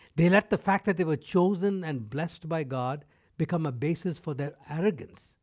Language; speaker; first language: English; non-native, local second language; Tamil